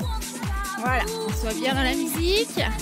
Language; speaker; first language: French; native; French